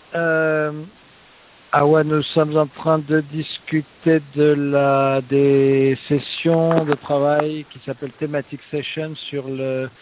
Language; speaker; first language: French; native; French